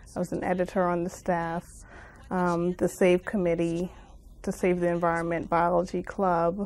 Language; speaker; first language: English; native; English